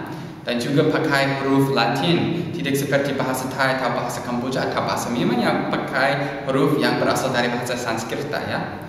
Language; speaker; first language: Indonesian; non-native, learner; English